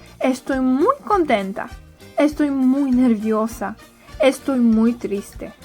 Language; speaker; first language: Spanish; non-native, fluent; Polish